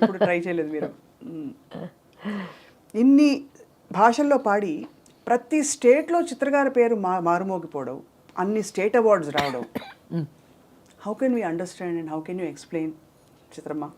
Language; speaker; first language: Telugu; native; Telugu